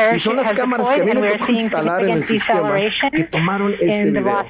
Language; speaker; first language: Spanish; native; Spanish